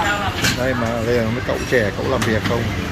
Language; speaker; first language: Vietnamese; native; Vietnamese